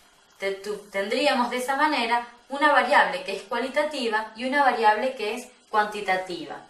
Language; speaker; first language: Spanish; native; Spanish